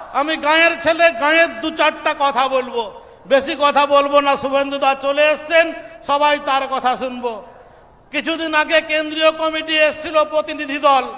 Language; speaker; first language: Bangla; native; Bangla